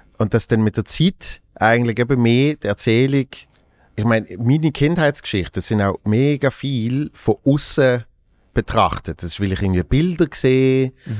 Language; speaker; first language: German; native; German